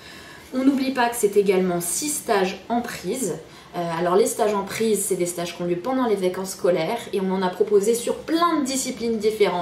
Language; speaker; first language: French; native; French